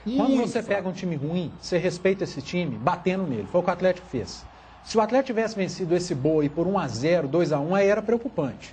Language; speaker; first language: Portuguese; native; Portuguese